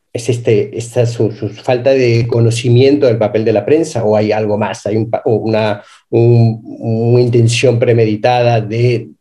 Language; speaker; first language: Spanish; native; Spanish